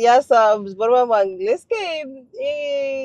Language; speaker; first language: Macedonian; non-native, learner; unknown